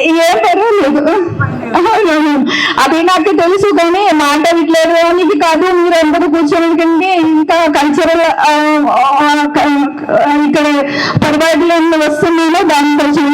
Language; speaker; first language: Telugu; non-native, local second language; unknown